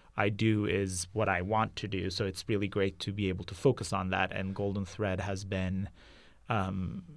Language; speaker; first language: English; non-native, fluent; Turkish